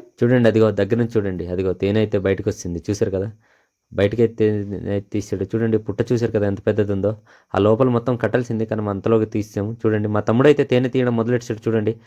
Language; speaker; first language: Telugu; non-native, local second language; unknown